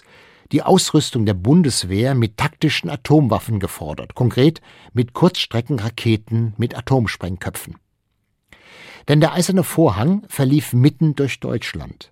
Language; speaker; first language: German; native; German